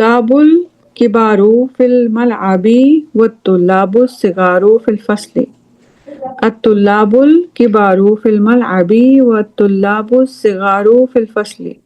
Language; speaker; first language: Arabic; non-native, fluent; English